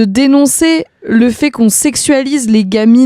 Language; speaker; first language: French; native; French